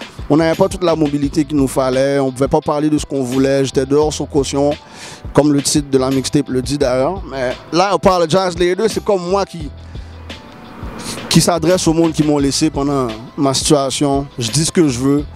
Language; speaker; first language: French; early bilingual, heritage; French